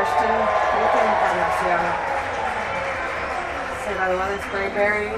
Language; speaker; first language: Spanish; early bilingual, heritage; Spanish